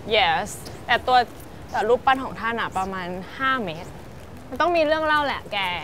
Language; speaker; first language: Thai; native; Thai